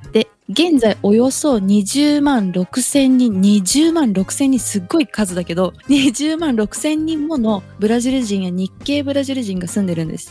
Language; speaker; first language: Japanese; early bilingual, other home language; Portuguese